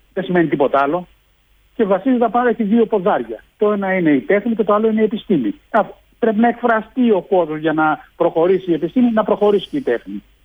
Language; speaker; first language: Greek; early bilingual, heritage; Greek